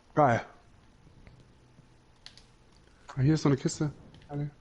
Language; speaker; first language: German; native; German